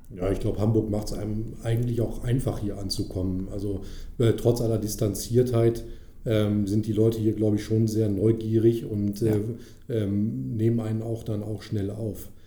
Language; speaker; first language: German; native; German